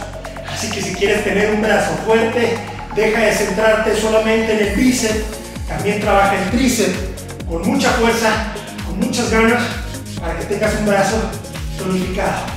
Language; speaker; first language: Spanish; native; Spanish